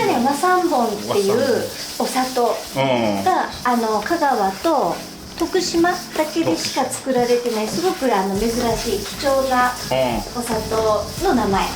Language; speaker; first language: Japanese; native; Japanese